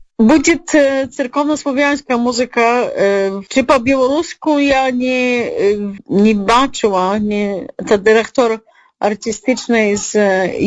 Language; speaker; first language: Belarusian; non-native, local second language; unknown